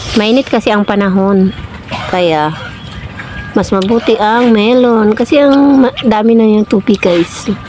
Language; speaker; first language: Filipino; non-native, local second language; Cebuano